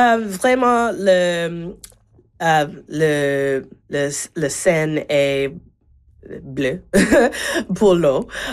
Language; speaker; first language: French; non-native, learner; English